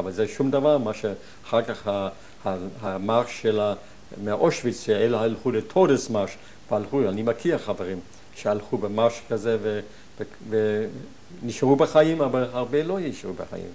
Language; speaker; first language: Hebrew; non-native, fluent; German